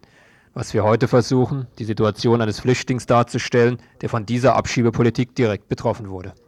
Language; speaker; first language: German; native; German